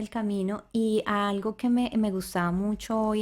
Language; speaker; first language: Spanish; native; Spanish